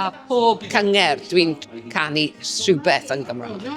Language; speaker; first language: Welsh; non-native, local second language; English